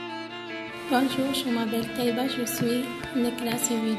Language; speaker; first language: French; non-native, learner; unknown